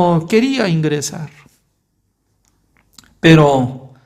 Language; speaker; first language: Spanish; non-native, fluent; Korean